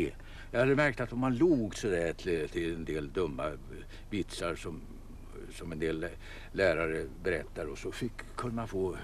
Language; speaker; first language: Swedish; native; Swedish